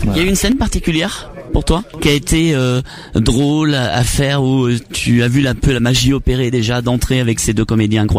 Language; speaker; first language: French; native; French